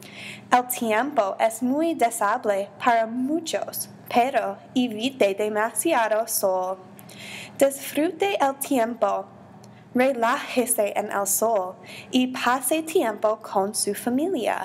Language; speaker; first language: Spanish; non-native, learner; English